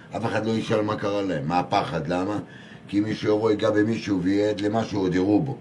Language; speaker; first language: Hebrew; native; Hebrew